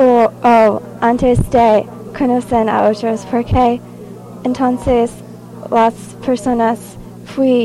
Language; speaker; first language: Spanish; non-native, learner; English